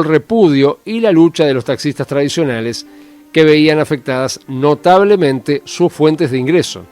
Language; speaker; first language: Spanish; native; Spanish